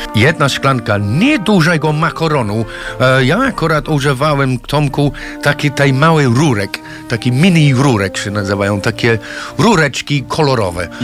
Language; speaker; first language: Polish; non-native, fluent; English